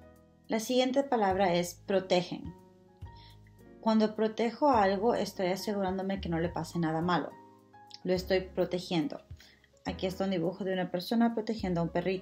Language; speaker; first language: Spanish; early bilingual, heritage; Spanish